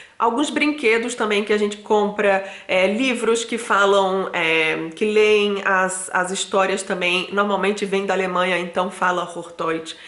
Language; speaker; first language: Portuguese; native; Portuguese